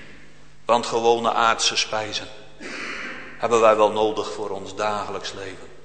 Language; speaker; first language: Dutch; native; Dutch